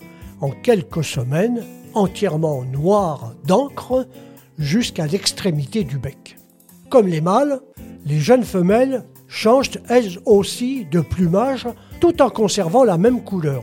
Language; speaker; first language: French; native; French